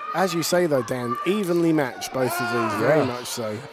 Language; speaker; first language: English; native; English